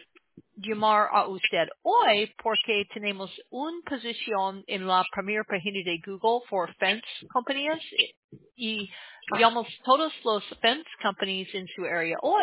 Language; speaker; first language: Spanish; non-native, learner; English